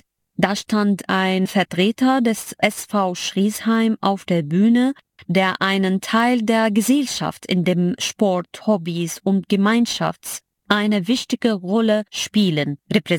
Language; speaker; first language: German; non-native, fluent; Arabic